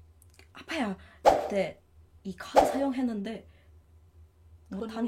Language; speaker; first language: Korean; non-native, learner; Indonesian